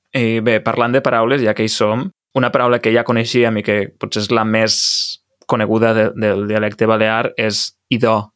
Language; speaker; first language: Catalan; native; Catalan